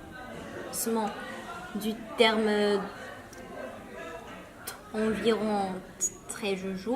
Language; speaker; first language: French; early bilingual, other home language; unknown